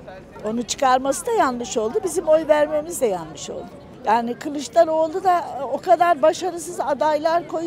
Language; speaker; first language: Turkish; native; Turkish